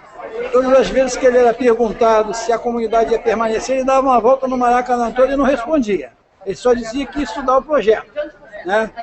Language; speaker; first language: Portuguese; native; Portuguese